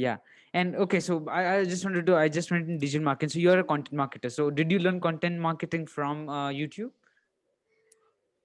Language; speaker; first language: English; non-native, local second language; Hindi